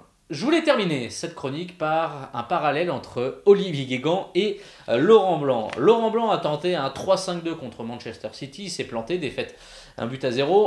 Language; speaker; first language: French; native; French